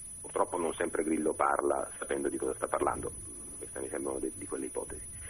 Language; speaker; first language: Italian; native; Italian